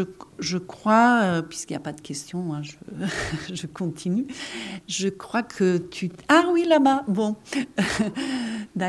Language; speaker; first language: French; non-native, fluent; Catalan